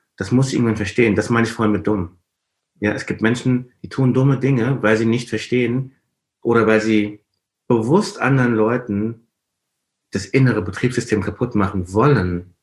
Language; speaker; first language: German; non-native, fluent; Igbo